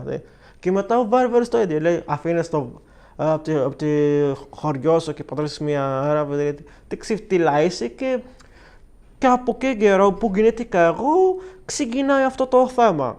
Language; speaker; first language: Greek; non-native, learner; Arabic